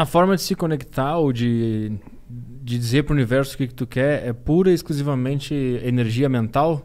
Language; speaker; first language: Portuguese; native; Portuguese